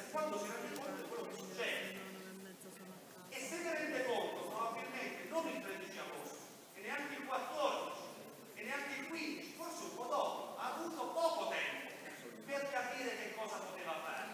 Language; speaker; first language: Italian; native; Italian